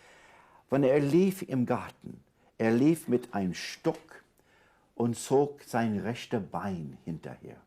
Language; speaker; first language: German; non-native, fluent; English